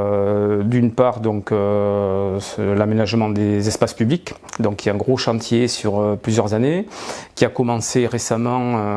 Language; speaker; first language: French; native; French